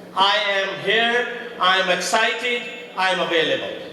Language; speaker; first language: English; non-native, local second language; Punjabi